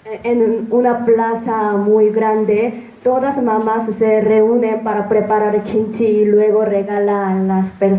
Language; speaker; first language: Spanish; non-native, fluent; Korean